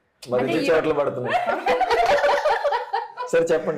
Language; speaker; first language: Telugu; native; Telugu